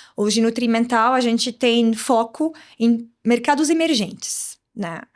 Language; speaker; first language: Portuguese; non-native, fluent; Arabic